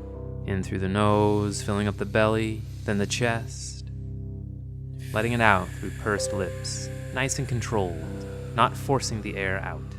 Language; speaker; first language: English; native; English